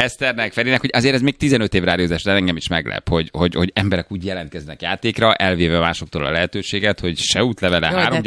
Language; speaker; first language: Hungarian; native; Hungarian